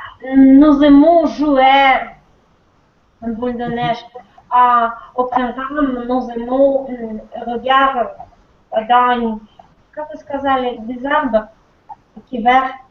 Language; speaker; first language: French; non-native, learner; Russian